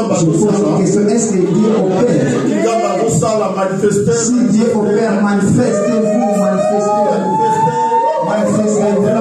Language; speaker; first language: French; non-native, local second language; Lingala